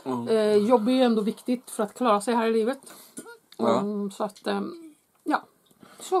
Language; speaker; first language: Swedish; native; Swedish